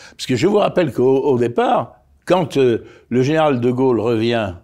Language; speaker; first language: French; native; French